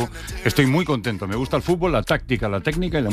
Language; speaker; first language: Spanish; native; Spanish